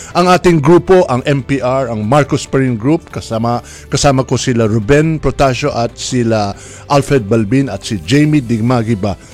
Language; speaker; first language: Filipino; native; Filipino